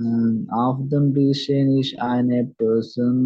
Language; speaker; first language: German; non-native, learner; Malayalam